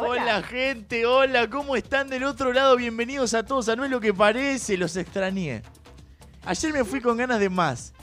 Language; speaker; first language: Spanish; native; Spanish